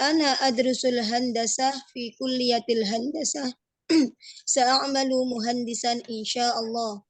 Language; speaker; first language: Arabic; non-native, learner; Indonesian